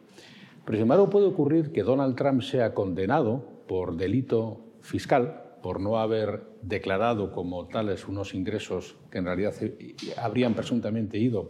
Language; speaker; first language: Spanish; native; Spanish